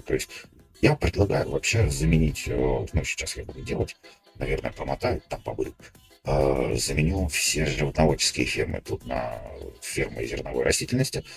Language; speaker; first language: Russian; native; Russian